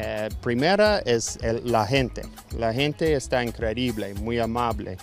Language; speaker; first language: Spanish; non-native, learner; English